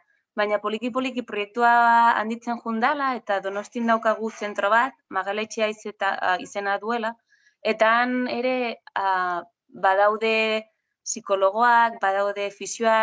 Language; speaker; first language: Basque; non-native, local second language; Spanish